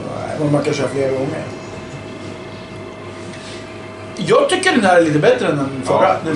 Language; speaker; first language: Swedish; native; Swedish